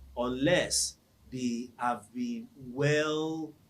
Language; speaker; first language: English; non-native, local second language; Yoruba